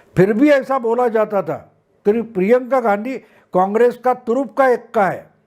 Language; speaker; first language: Hindi; non-native, local second language; Marathi